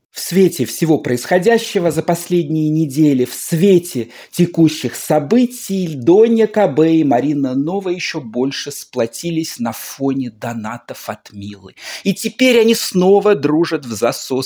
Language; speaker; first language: Russian; native; Russian